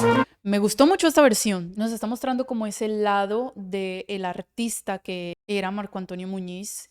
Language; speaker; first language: Spanish; native; Spanish